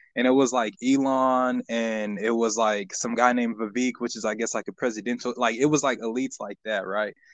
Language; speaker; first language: English; native; English